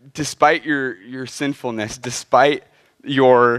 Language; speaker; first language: English; native; English